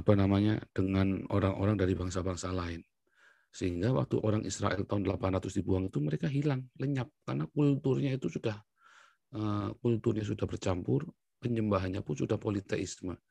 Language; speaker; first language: Indonesian; native; Indonesian